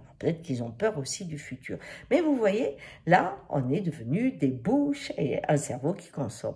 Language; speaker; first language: French; native; French